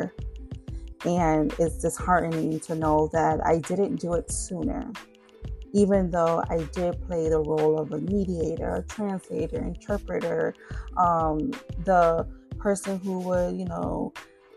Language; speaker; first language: English; early bilingual, other home language; Spanish